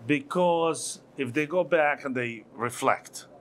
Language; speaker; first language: English; non-native, fluent; Albanian